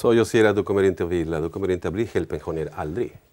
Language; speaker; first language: Swedish; non-native, learner; Spanish